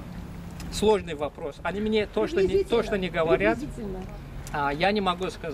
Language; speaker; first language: Russian; non-native, fluent; Turkish